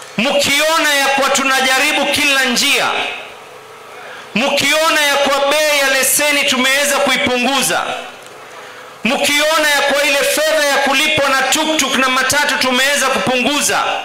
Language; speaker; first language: Swahili; native; Swahili